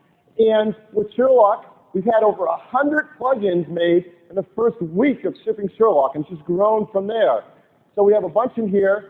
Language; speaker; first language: English; native; English